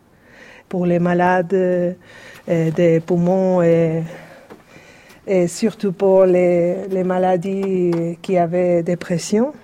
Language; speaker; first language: French; non-native, fluent; Spanish